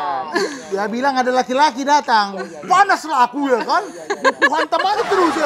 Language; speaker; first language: Indonesian; native; Indonesian